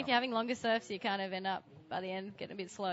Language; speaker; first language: English; native; English